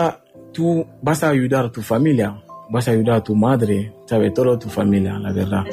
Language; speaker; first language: Spanish; non-native, learner; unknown